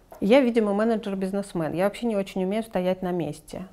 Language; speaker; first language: Russian; native; Russian